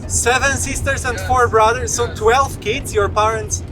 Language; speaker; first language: English; non-native, fluent; Polish